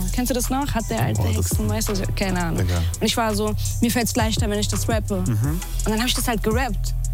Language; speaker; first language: German; early bilingual, other home language; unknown